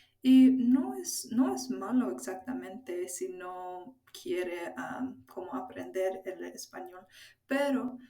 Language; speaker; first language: Spanish; non-native, fluent; English